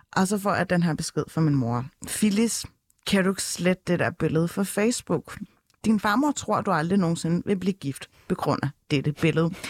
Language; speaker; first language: Danish; native; Danish